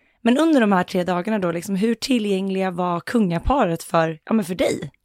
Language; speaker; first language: Swedish; native; Swedish